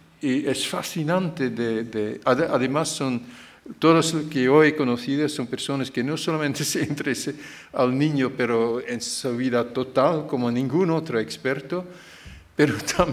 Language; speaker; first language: Spanish; non-native, fluent; Dutch